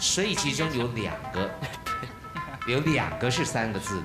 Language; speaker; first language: Chinese; native; Chinese